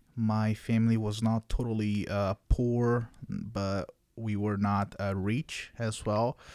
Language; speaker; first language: English; non-native, fluent; Portuguese